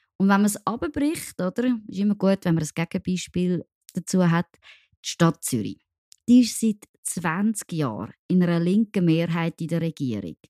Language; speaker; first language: German; non-native, local second language; French